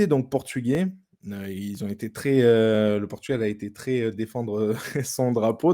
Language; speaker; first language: French; native; French